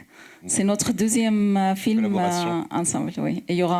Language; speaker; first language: French; non-native, fluent; Arabic